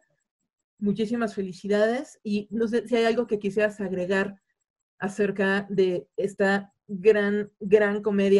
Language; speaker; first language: Spanish; native; Spanish